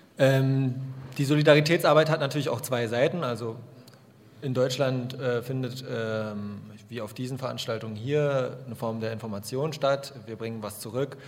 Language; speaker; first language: German; native; German